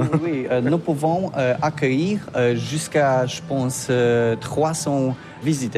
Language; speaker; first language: French; non-native, learner; Polish